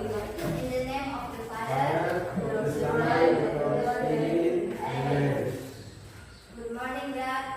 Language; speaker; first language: English; non-native, learner; Indonesian